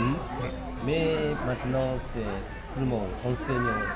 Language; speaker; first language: French; non-native, learner; Japanese